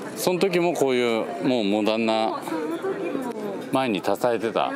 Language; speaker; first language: Japanese; native; Japanese